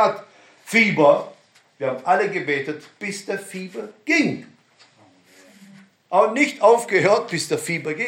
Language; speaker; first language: German; non-native, fluent; Romanian